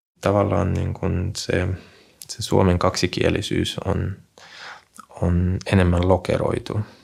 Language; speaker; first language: Finnish; non-native, fluent; Russian